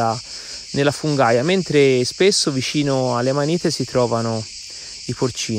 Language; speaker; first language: Italian; native; Italian